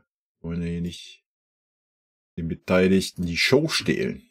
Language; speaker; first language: German; native; German